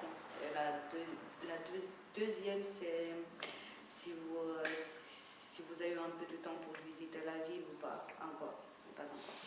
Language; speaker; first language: French; non-native, fluent; Romanian